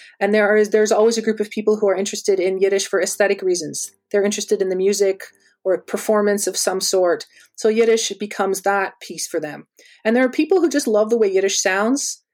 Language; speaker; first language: English; native; English